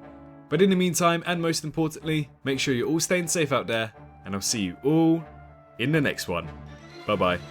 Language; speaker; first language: English; native; English